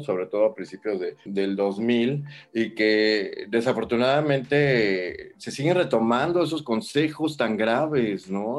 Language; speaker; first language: Spanish; native; Spanish